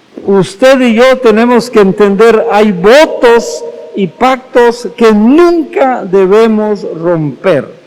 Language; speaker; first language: Spanish; native; Spanish